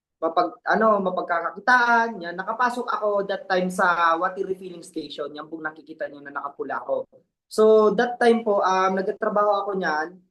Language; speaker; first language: Filipino; non-native, local second language; Bikol